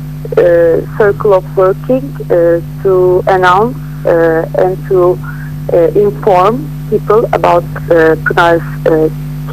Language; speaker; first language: English; non-native, learner; Turkish